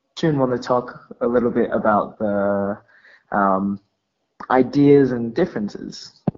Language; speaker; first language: English; native; English